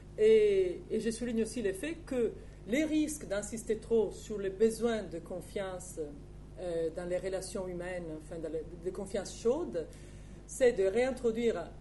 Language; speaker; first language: French; non-native, fluent; Italian